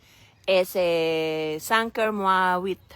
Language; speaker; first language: French; non-native, learner; Filipino